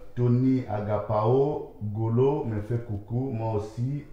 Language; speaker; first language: French; non-native, local second language; Lingala